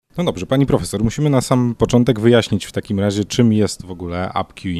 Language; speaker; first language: Polish; native; Polish